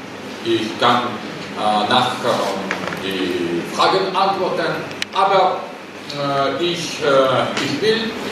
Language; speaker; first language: German; non-native, learner; Russian